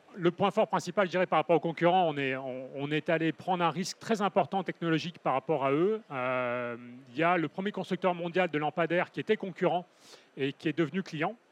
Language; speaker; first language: French; native; French